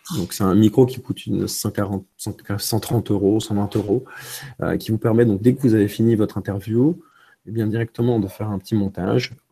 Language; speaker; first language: French; early bilingual, other home language; Romanian